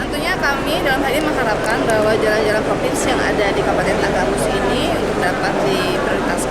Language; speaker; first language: Indonesian; native; Indonesian